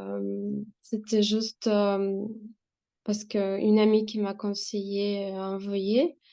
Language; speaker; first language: French; non-native, fluent; Russian